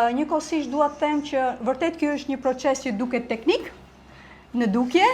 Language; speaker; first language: Albanian; native; Albanian